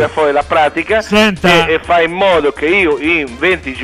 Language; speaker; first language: Italian; native; Italian